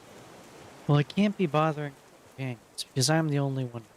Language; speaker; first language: English; native; English